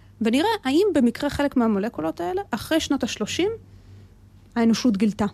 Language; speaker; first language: Hebrew; early bilingual, other home language; Russian